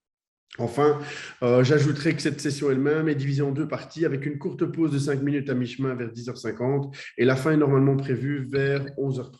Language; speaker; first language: French; native; French